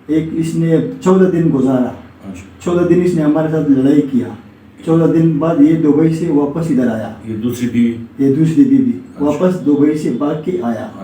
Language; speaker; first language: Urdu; non-native, local second language; Pashto